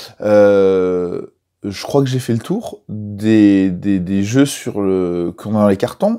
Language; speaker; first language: French; native; French